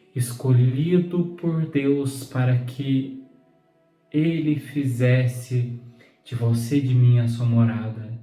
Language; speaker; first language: Portuguese; native; Portuguese